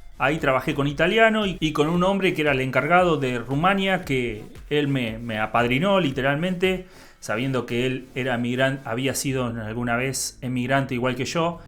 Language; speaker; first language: Spanish; native; Spanish